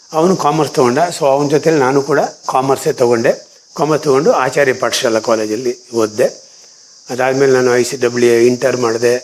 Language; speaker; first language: Kannada; non-native, local second language; Konkani